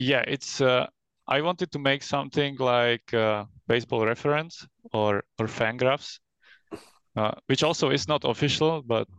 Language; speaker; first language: English; non-native, fluent; Czech